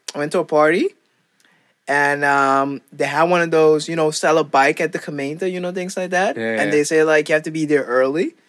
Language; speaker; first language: English; non-native, fluent; Papiamento